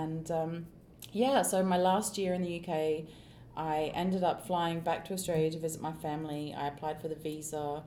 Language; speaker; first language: English; native; English